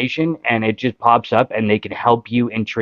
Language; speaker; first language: English; native; English